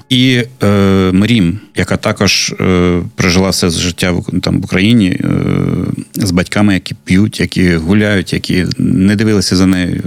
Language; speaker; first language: Ukrainian; non-native, local second language; Russian